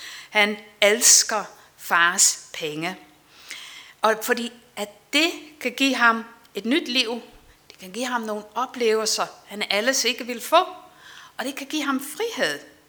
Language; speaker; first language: Danish; non-native, fluent; Dutch